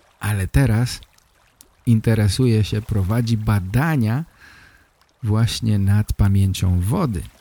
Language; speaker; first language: Polish; native; Polish